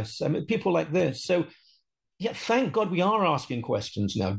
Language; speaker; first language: English; native; English